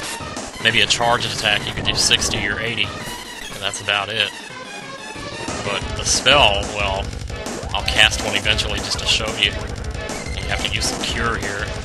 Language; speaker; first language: English; native; English